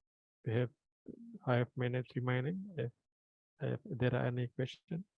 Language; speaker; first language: English; non-native, fluent; Indonesian